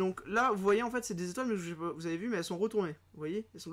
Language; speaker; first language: French; native; French